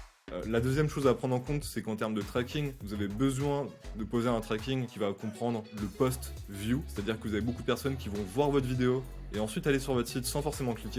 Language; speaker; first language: French; native; French